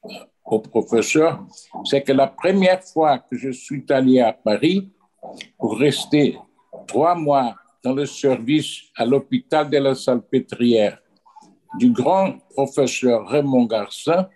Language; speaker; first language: French; non-native, fluent; Portuguese